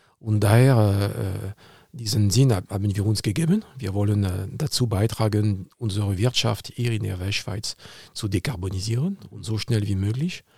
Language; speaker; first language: German; non-native, fluent; French